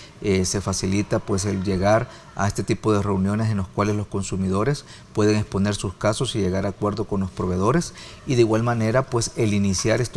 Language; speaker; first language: Spanish; native; Spanish